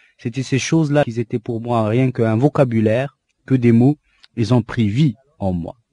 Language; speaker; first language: French; non-native, local second language; Arabic